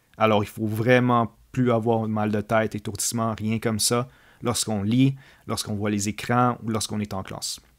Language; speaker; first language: French; native; French